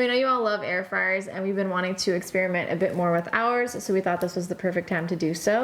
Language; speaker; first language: English; native; English